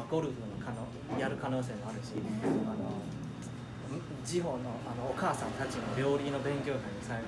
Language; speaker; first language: Japanese; non-native, fluent; Chinese